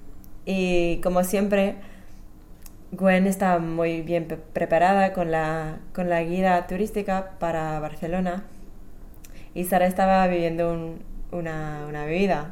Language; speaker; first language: Spanish; non-native, fluent; English